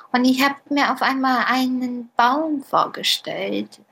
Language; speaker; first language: German; non-native, fluent; Bulgarian